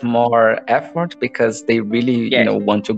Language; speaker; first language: English; non-native, fluent; Portuguese